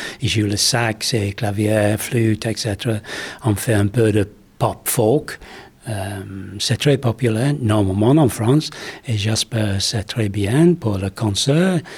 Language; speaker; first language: French; non-native, learner; English